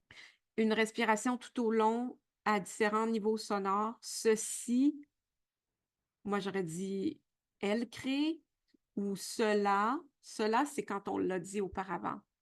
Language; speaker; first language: French; native; French